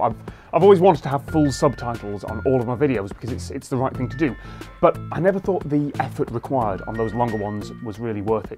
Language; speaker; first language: English; native; English